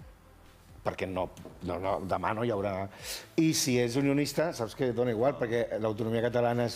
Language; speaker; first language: Catalan; native; Catalan